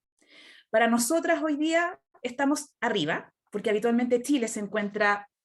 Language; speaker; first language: Spanish; native; Spanish